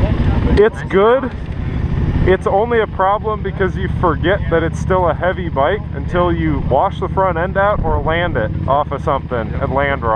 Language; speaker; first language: English; native; English